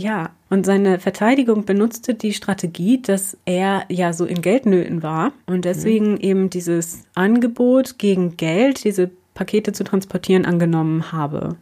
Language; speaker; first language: German; native; German